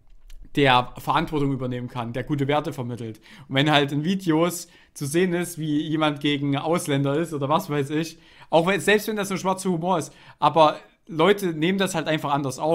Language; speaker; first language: German; native; German